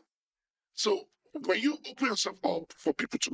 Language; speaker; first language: English; non-native, local second language; Yoruba